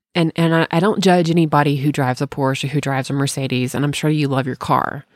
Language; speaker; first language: English; native; English